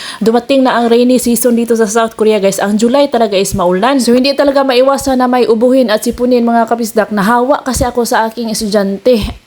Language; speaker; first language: Filipino; non-native, local second language; Cebuano